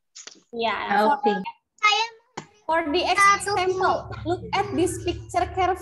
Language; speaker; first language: English; non-native, fluent; Indonesian